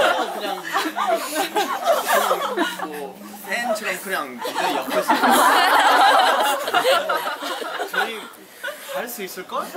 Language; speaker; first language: Korean; early bilingual, heritage; English